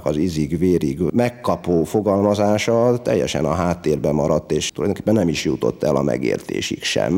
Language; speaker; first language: Hungarian; native; Hungarian